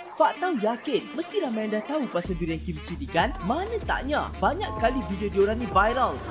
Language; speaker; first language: Malay; native; Malay